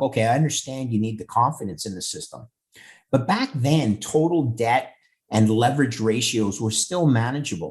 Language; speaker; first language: English; native; English